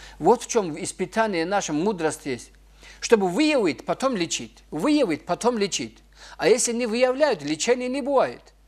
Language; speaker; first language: Russian; non-native, local second language; Avaric